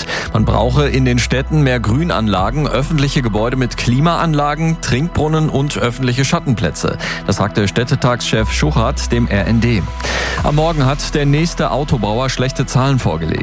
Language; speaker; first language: German; native; German